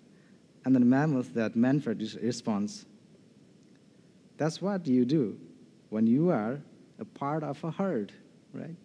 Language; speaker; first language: English; non-native, fluent; Nepali